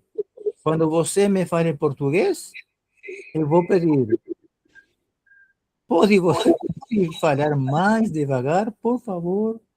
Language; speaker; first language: Portuguese; non-native, learner; Spanish